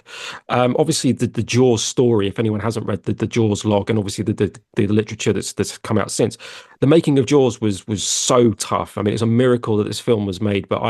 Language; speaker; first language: English; native; English